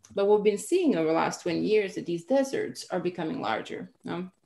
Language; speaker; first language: English; non-native, fluent; Croatian